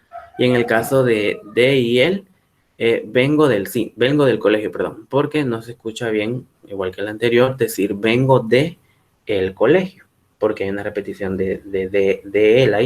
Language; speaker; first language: Spanish; native; Spanish